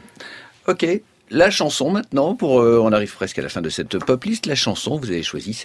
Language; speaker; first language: French; native; French